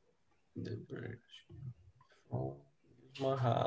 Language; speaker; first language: English; non-native, learner; Portuguese